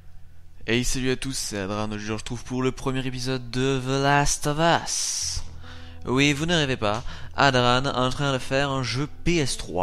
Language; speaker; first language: French; native; French